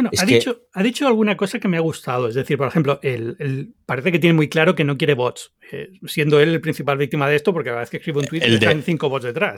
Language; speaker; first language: Spanish; native; Spanish